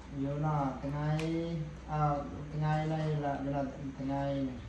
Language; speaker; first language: Vietnamese; non-native, local second language; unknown